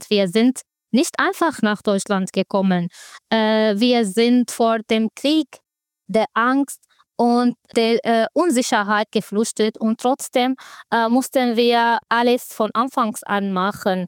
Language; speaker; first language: German; non-native, fluent; Arabic